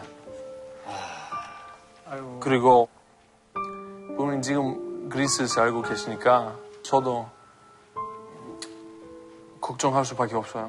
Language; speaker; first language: Korean; non-native, fluent; Greek